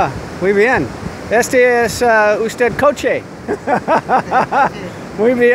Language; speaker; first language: Spanish; non-native, learner; English